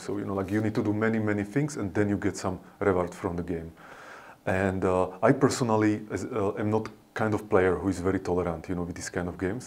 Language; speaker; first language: English; non-native, fluent; Slovak